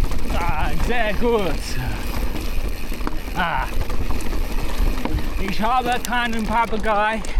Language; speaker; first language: German; non-native, learner; English